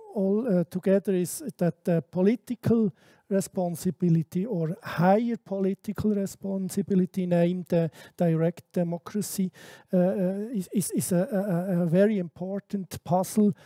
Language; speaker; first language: English; non-native, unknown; German